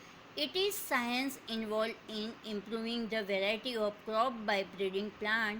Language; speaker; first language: English; non-native, local second language; Hindi